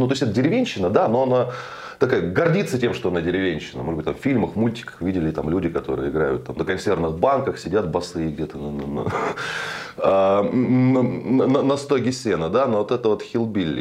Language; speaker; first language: Russian; native; Russian